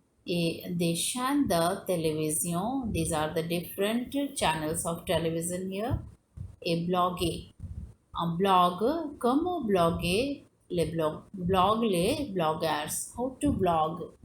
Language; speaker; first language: French; non-native, learner; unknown